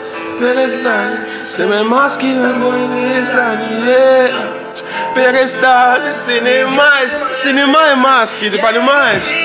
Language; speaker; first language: Russian; non-native, learner; Arabic